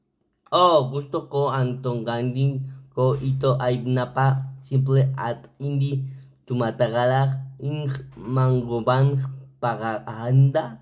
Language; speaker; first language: Filipino; non-native, learner; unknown